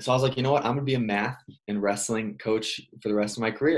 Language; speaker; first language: English; native; English